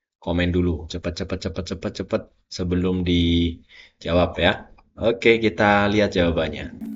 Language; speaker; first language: Indonesian; native; Indonesian